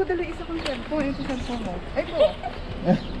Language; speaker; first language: Filipino; non-native, local second language; Hiligaynon